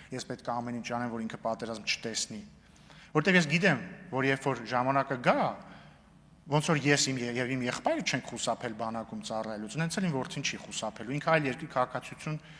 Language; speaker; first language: Armenian; native; Armenian